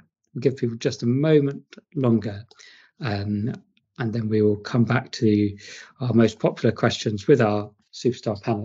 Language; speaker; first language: English; native; English